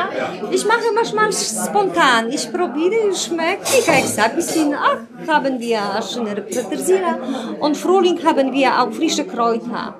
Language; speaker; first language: German; non-native, learner; Polish